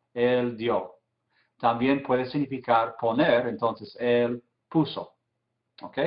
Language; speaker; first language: Spanish; non-native, fluent; English